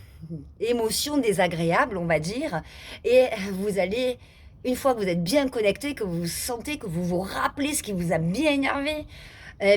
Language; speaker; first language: French; native; French